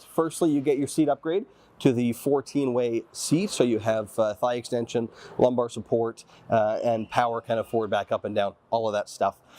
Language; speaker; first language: English; native; English